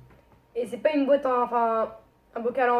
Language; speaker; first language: French; native; French